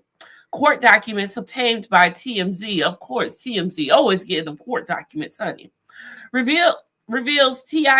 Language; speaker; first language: English; native; English